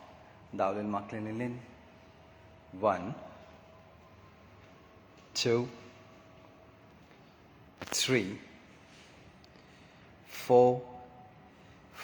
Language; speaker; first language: Vietnamese; non-native, learner; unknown